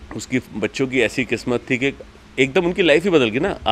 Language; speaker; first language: Hindi; native; Hindi